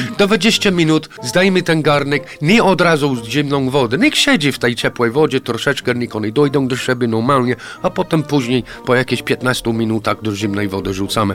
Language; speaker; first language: Polish; non-native, fluent; English